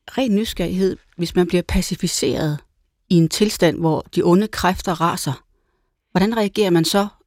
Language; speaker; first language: Danish; native; Danish